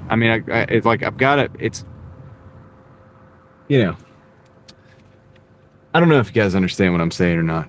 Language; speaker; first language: English; native; English